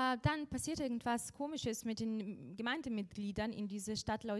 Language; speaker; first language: German; non-native, fluent; Russian